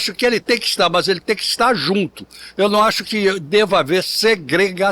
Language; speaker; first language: Portuguese; native; Portuguese